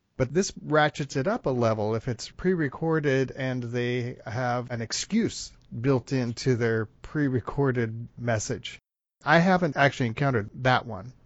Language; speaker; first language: English; native; English